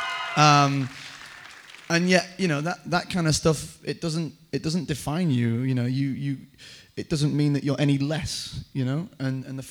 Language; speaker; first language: English; native; English